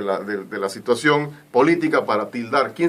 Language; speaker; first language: Spanish; native; Spanish